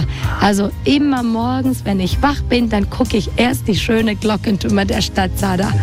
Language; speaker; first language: German; non-native, fluent; Croatian